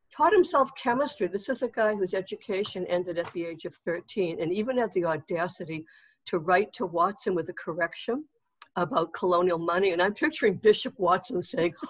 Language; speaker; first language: English; native; English